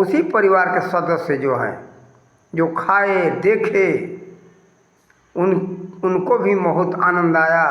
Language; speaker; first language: Hindi; native; Hindi